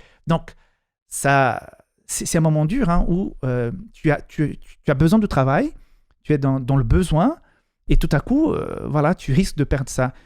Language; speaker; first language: French; non-native, fluent; Portuguese